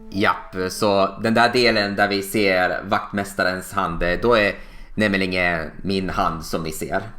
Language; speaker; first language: Swedish; native; Swedish